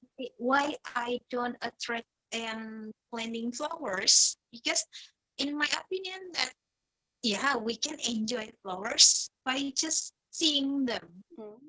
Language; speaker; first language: English; non-native, fluent; Indonesian